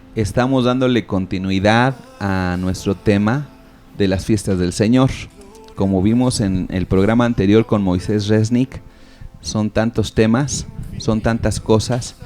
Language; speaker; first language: Spanish; native; Spanish